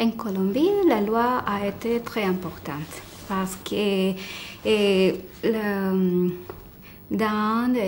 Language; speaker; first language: French; non-native, fluent; Spanish